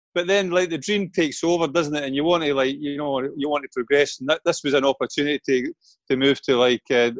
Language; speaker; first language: English; native; English